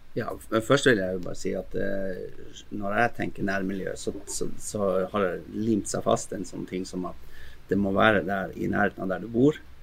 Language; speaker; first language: Norwegian; native; Norwegian